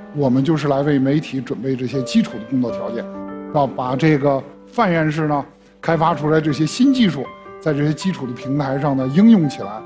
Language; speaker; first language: Chinese; native; Chinese